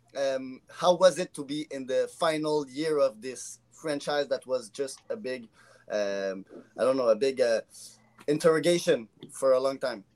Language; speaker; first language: English; non-native, local second language; French